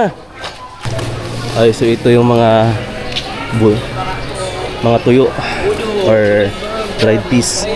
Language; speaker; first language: Filipino; non-native, local second language; Waray